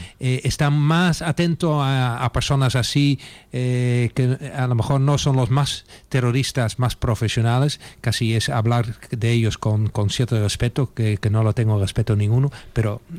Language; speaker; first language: Spanish; non-native, fluent; Dutch